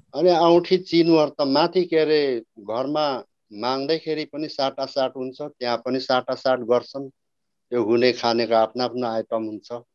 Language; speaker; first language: Nepali; non-native, local second language; Limbu